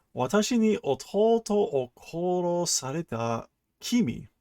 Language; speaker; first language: Japanese; non-native, learner; English